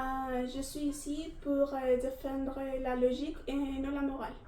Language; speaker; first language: French; non-native, learner; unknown